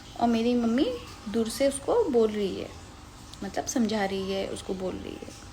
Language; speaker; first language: Hindi; non-native, local second language; Assamese